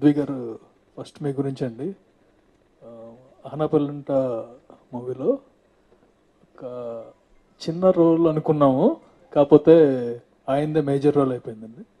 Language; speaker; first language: Telugu; native; Telugu